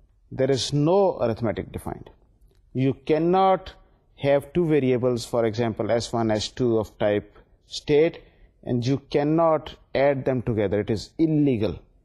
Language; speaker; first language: English; non-native, local second language; Urdu